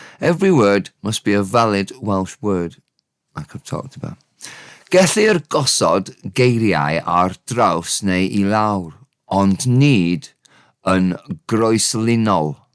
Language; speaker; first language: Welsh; non-native, local second language; English